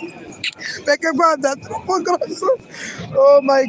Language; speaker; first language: Italian; non-native, learner; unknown